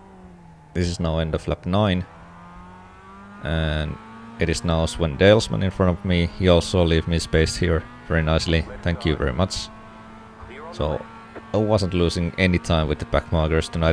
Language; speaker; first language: English; non-native, fluent; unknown